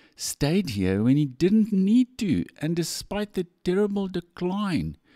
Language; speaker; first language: English; non-native, local second language; Afrikaans